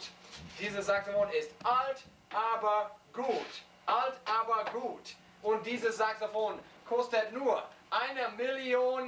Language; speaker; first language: German; non-native, learner; English